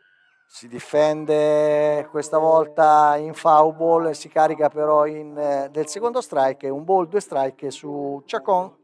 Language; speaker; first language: Italian; native; Italian